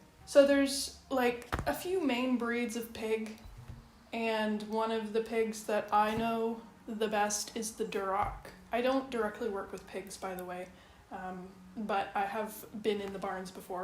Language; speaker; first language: English; native; English